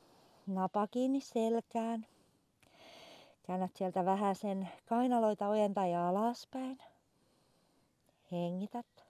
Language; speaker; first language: Finnish; native; Finnish